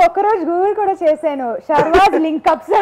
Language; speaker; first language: Telugu; non-native, local second language; Tamil